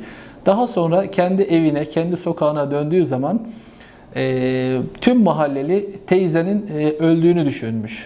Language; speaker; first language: Turkish; native; Turkish